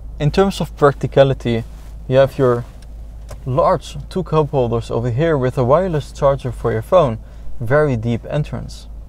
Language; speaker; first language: English; non-native, fluent; Dutch